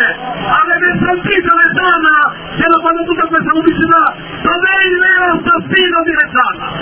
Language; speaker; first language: Italian; non-native, fluent; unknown